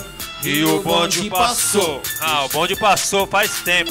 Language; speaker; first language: Portuguese; native; Portuguese